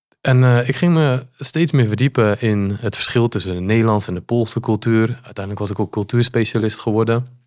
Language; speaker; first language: Dutch; early bilingual, other home language; Polish